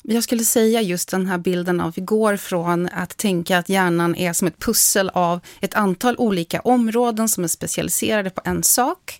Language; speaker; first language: Swedish; native; Swedish